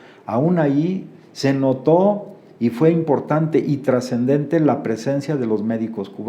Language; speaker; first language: Spanish; native; Spanish